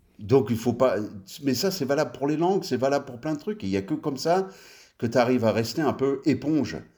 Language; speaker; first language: French; early bilingual, other home language; Italian